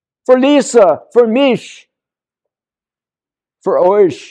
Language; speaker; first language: German; non-native, learner; English